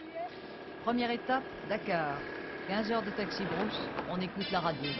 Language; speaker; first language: French; native; French